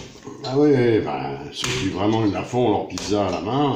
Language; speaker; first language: French; native; French